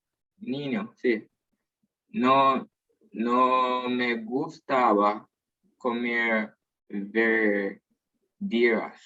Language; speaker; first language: Spanish; non-native, learner; English